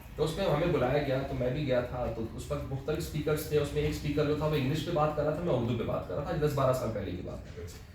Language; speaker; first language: Urdu; non-native, local second language; Pashto